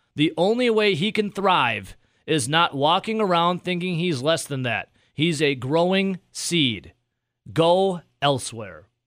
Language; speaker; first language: English; native; English